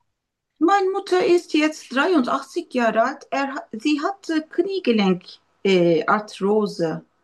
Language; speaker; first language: German; non-native, learner; Turkish